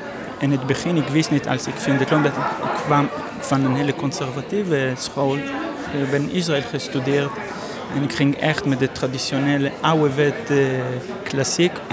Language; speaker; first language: Dutch; non-native, learner; Hebrew